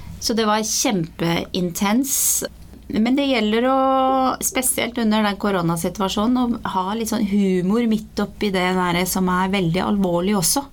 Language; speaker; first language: Norwegian; early bilingual, other home language; Persian